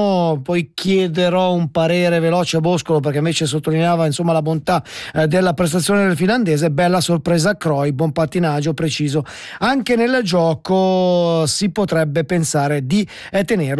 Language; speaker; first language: Italian; native; Italian